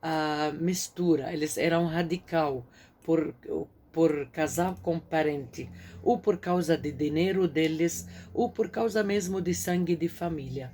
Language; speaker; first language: Portuguese; non-native, fluent; Arabic